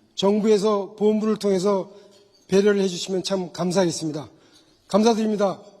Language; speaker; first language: Korean; native; Korean